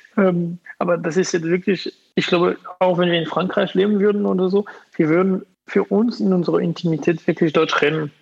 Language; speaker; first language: German; non-native, fluent; French